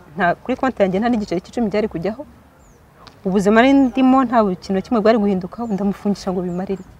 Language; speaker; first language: Kinyarwanda; early bilingual, other home language; Rundi